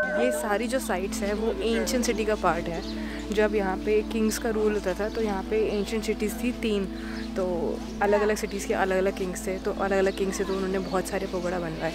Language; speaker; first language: Hindi; native; Hindi